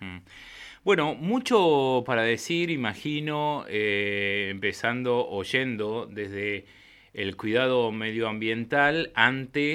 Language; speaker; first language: Spanish; native; Spanish